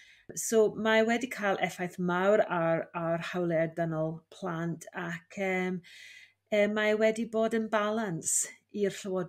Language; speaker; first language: Welsh; non-native, fluent; English